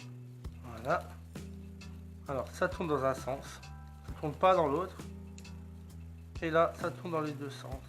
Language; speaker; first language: French; native; French